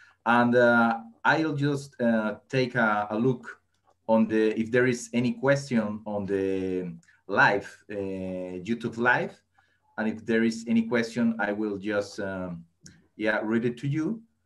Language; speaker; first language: English; non-native, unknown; Spanish